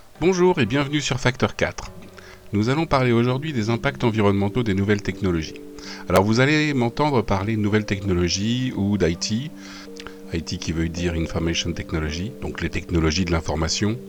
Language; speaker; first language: French; native; French